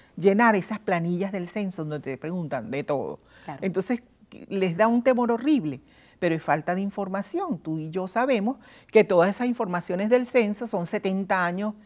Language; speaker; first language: Spanish; native; Spanish